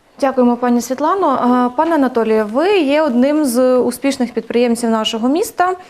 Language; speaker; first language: Ukrainian; native; Ukrainian